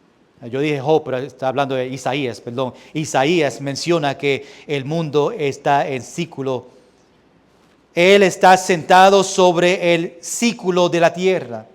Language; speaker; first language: Spanish; early bilingual, heritage; Spanish